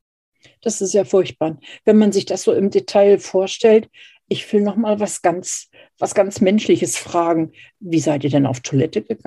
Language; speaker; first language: German; native; German